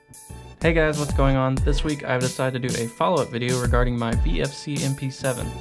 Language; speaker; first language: English; native; English